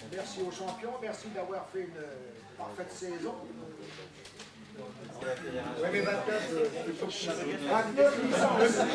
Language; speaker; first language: French; native; French